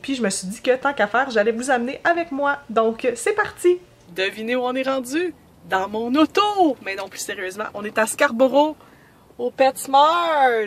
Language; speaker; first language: French; native; French